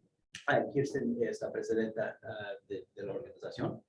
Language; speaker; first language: Spanish; non-native, fluent; English